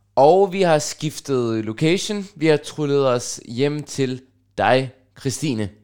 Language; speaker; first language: Danish; non-native, local second language; Russian